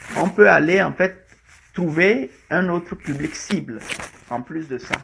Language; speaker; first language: French; non-native, local second language; Ewe